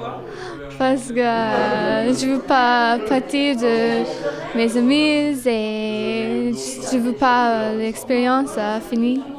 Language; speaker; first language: French; non-native, learner; English